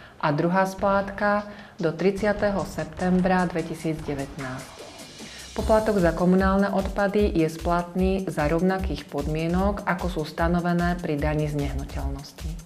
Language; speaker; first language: Slovak; native; Slovak